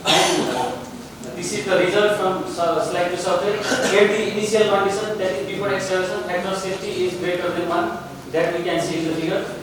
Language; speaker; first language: English; non-native, local second language; Nepali